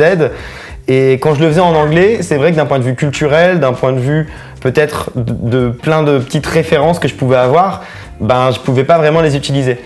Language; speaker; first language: French; native; French